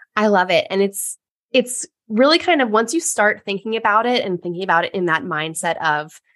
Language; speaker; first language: English; native; English